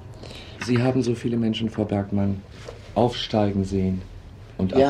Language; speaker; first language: German; native; German